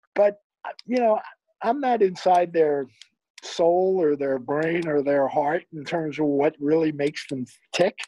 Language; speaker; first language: English; native; English